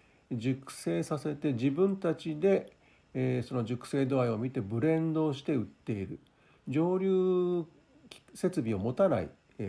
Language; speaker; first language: Japanese; native; Japanese